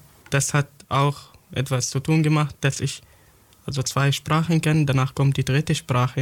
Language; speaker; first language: German; non-native, fluent; Arabic